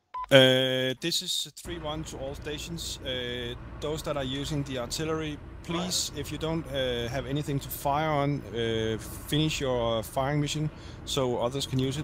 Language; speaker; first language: English; non-native, fluent; Danish